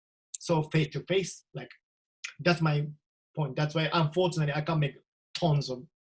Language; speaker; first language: English; non-native, learner; Japanese